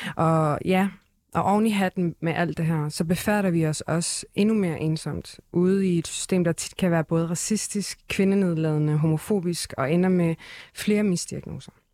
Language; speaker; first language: Danish; early bilingual, other home language; Kurdish